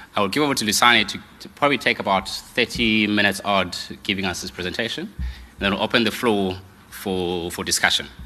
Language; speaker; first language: English; non-native, local second language; Xhosa